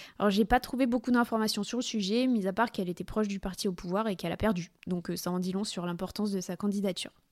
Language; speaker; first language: French; native; French